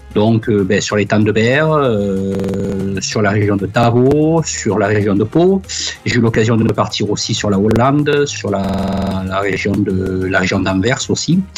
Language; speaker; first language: French; native; French